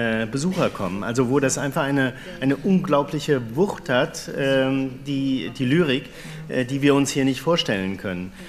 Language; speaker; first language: German; native; German